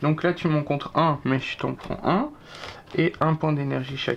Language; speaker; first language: French; native; French